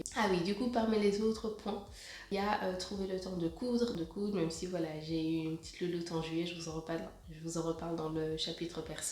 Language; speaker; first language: French; native; French